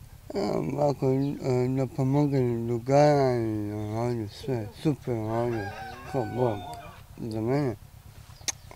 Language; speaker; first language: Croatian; non-native, learner; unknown